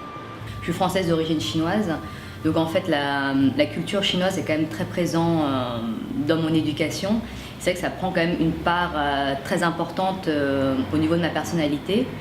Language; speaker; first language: French; early bilingual, other home language; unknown